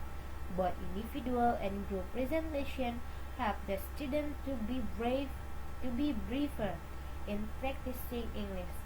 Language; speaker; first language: English; non-native, learner; Indonesian